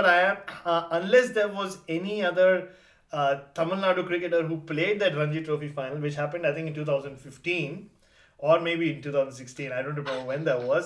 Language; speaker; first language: English; non-native, local second language; Tamil